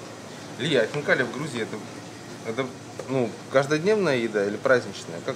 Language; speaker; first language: Russian; native; Russian